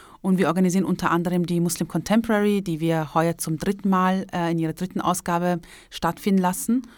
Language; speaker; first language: German; early bilingual, other home language; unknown